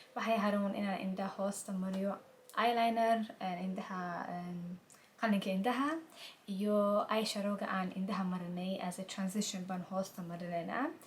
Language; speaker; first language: Somali; early bilingual, heritage; Somali